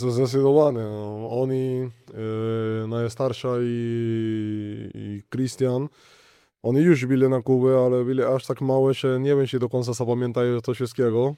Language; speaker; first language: Polish; non-native, learner; Spanish